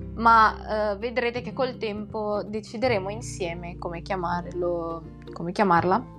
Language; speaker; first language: Italian; non-native, fluent; Filipino